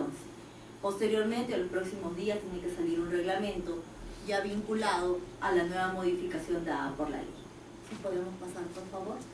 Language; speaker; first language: Spanish; native; Spanish